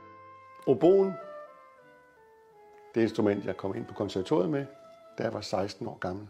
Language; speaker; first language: Danish; native; Danish